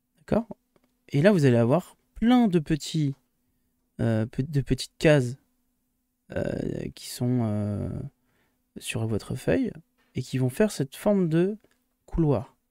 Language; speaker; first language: French; native; French